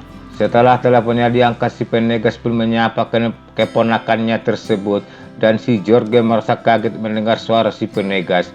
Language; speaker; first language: Indonesian; native; Indonesian